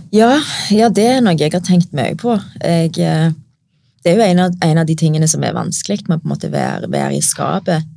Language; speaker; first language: Norwegian; early bilingual, other home language; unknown